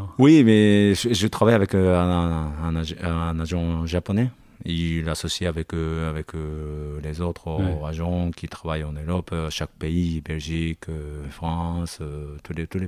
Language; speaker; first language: French; non-native, learner; Japanese